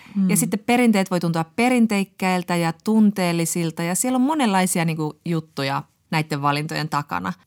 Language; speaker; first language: Finnish; native; Finnish